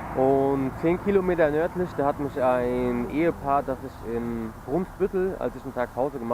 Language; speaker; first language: German; native; German